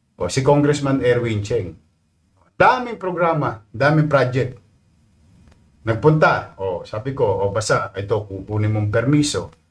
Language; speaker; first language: Filipino; native; Filipino